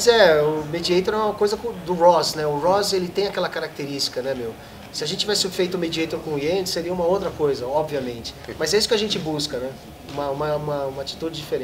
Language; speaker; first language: Portuguese; native; Portuguese